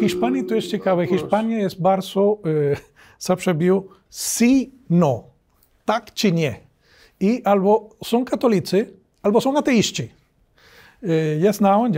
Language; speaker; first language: Polish; non-native, learner; Spanish